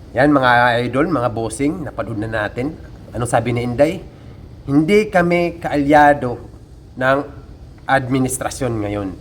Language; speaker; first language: Filipino; native; Filipino